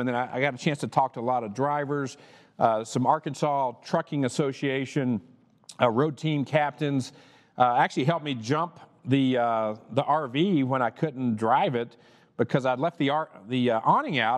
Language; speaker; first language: English; native; English